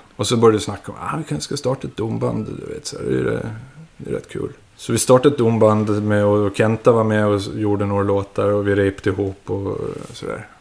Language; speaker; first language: Swedish; native; Swedish